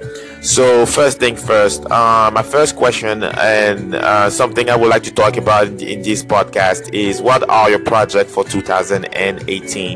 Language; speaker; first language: English; non-native, local second language; French